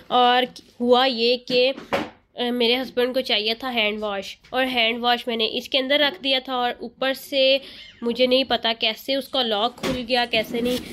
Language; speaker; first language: Urdu; native; Urdu